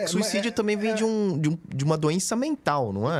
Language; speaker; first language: Portuguese; native; Portuguese